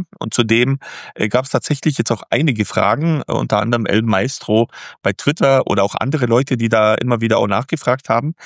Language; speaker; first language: German; native; German